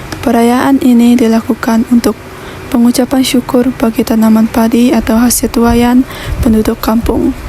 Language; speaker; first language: Malay; non-native, local second language; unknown